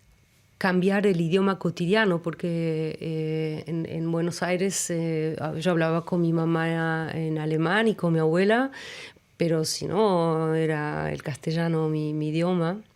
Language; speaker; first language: Spanish; early bilingual, other home language; German